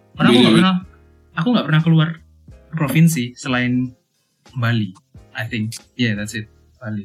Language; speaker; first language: Indonesian; non-native, local second language; Javanese